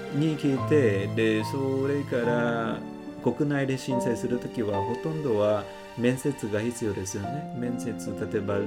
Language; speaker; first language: Japanese; non-native, fluent; Vietnamese